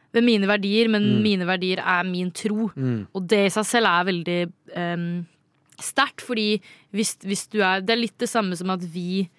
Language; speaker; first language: Norwegian; native; Norwegian